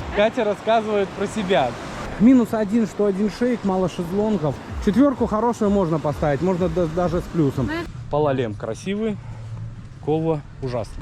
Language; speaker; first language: Russian; native; Russian